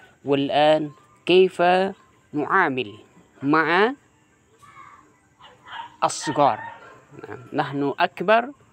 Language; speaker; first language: Arabic; non-native, fluent; Indonesian